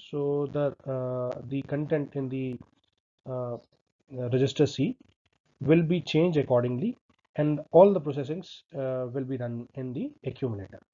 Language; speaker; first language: English; non-native, local second language; Hindi